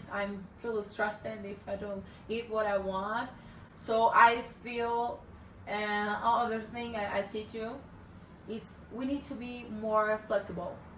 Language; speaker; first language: English; non-native, learner; Portuguese